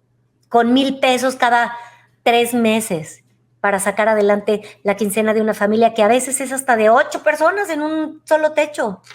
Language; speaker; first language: Spanish; native; Spanish